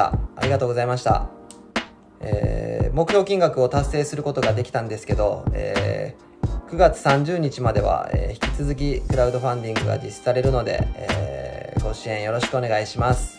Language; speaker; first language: Japanese; native; Japanese